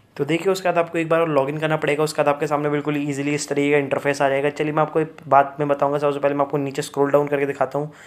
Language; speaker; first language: Hindi; native; Hindi